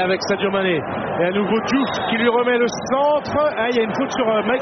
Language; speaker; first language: French; native; French